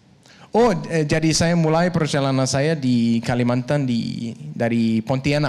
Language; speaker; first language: Indonesian; non-native, fluent; Danish